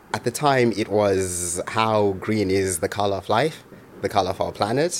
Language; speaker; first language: English; non-native, local second language; Shona